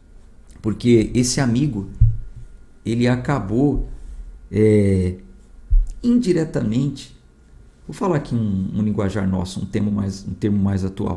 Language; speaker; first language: Portuguese; native; Portuguese